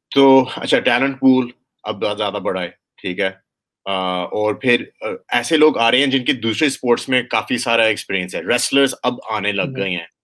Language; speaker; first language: Urdu; early bilingual, heritage; Urdu